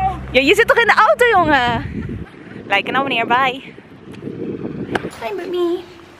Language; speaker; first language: Dutch; native; Dutch